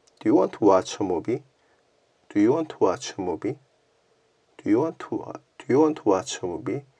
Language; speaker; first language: English; non-native, learner; Korean